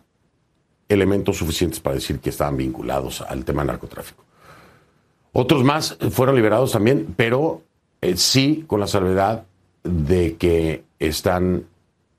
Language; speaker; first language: Spanish; native; Spanish